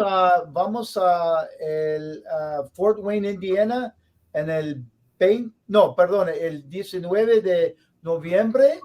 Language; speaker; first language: Spanish; non-native, learner; English